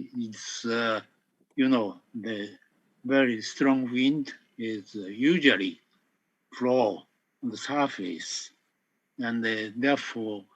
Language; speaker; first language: English; non-native, fluent; Japanese